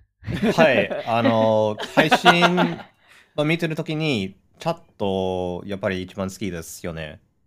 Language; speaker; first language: Japanese; non-native, learner; English